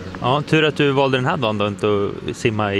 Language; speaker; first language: Swedish; native; Swedish